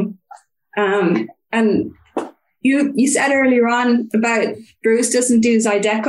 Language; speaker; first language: English; native; English